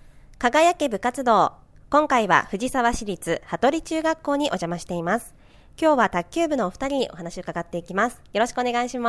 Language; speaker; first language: Japanese; native; Japanese